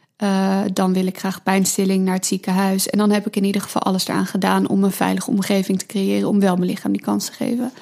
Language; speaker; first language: Dutch; native; Dutch